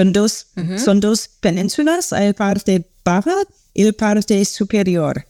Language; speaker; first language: Spanish; non-native, learner; English